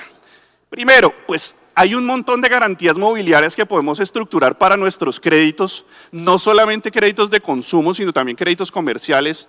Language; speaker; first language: Spanish; native; Spanish